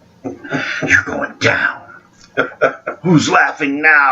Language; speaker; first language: English; native; English